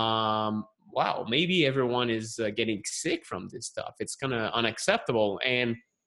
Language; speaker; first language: English; non-native, fluent; French